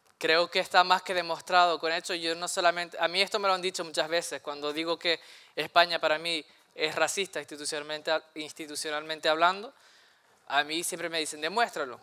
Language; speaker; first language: Spanish; native; Spanish